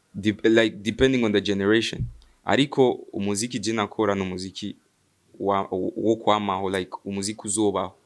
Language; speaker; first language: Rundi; early bilingual, heritage; Rundi